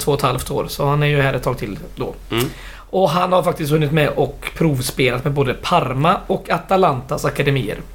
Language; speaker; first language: Swedish; native; Swedish